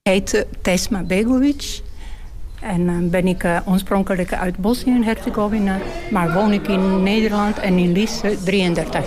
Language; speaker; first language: Dutch; non-native, learner; Bosnian